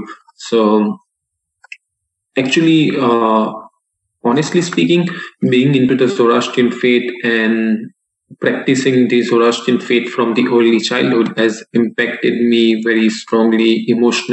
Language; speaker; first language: English; non-native, local second language; Gujarati